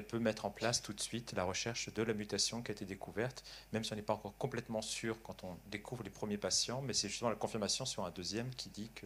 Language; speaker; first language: French; native; French